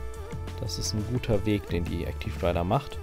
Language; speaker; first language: German; native; German